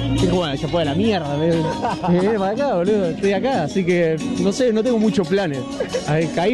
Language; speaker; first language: Spanish; native; Spanish